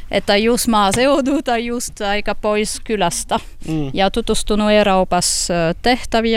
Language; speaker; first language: Finnish; non-native, learner; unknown